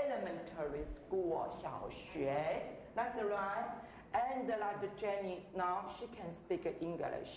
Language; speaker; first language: English; non-native, fluent; Chinese